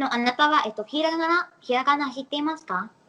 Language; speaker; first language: Japanese; non-native, learner; English